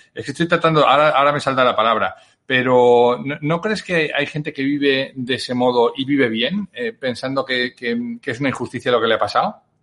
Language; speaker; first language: Spanish; native; Spanish